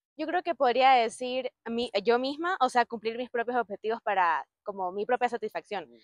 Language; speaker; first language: Spanish; native; Spanish